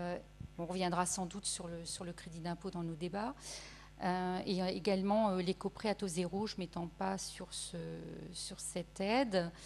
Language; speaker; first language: French; native; French